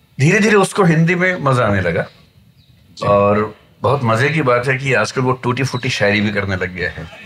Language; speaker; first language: Hindi; native; Hindi